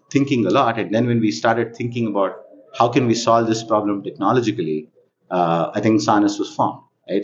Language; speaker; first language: English; non-native, local second language; Kannada